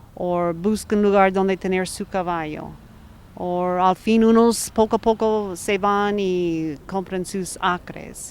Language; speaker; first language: Spanish; non-native, fluent; English